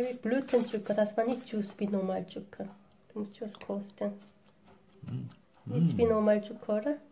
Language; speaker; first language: German; non-native, learner; Korean